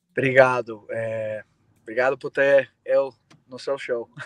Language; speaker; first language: Portuguese; non-native, fluent; English